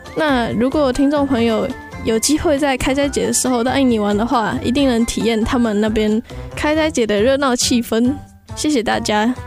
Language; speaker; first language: Chinese; early bilingual, other home language; Indonesian